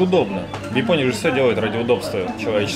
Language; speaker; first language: Russian; native; Russian